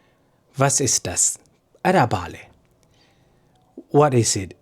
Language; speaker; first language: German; non-native, fluent; Burmese